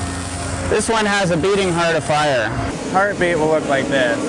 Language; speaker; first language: English; native; English